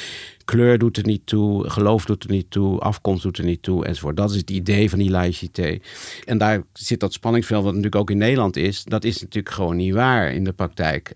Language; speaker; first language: Dutch; native; Dutch